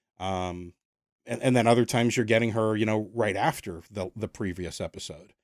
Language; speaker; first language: English; native; English